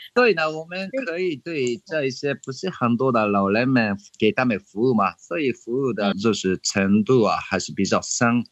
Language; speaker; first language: Chinese; non-native, fluent; Japanese